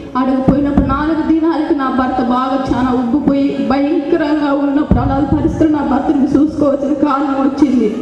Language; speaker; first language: Telugu; native; Telugu